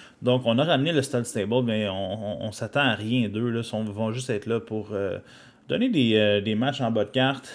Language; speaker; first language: French; native; French